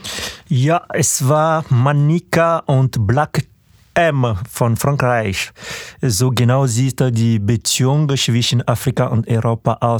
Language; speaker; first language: German; non-native, fluent; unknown